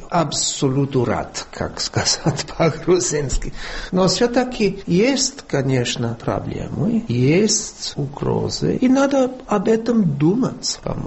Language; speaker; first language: Russian; non-native, fluent; English